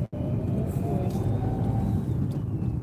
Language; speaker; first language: Portuguese; non-native, fluent; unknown